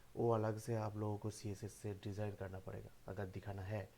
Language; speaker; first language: Hindi; non-native, local second language; Bangla